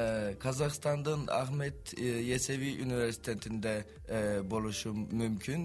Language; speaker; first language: Kyrgyz; non-native, learner; Turkish